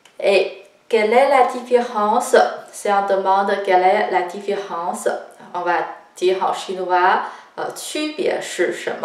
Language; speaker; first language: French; non-native, fluent; Chinese